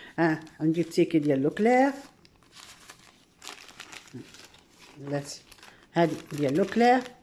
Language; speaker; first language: Arabic; native; Arabic